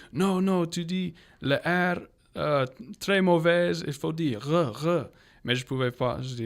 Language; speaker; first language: French; non-native, local second language; English